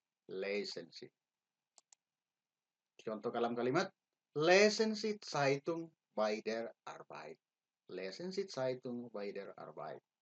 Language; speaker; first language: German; non-native, learner; Indonesian